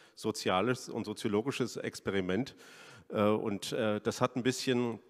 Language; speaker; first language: German; native; German